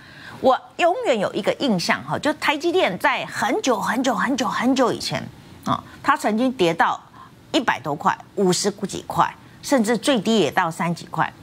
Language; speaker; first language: Chinese; native; Chinese